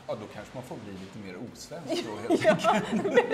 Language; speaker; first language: Swedish; native; Swedish